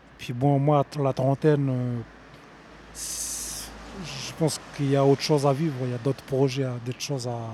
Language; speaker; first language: French; native; French